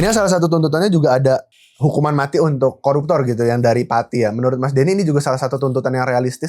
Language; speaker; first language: Indonesian; native; Indonesian